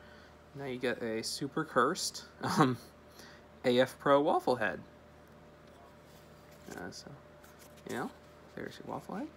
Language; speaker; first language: English; native; English